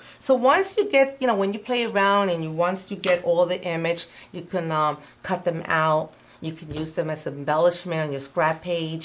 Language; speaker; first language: English; non-native, fluent; Spanish